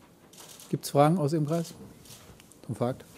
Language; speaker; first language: German; native; German